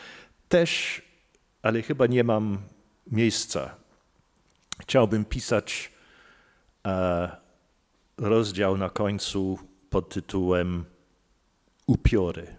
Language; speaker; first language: Polish; non-native, fluent; English